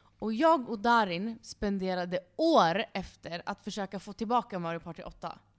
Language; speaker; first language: Swedish; early bilingual, other home language; Kurdish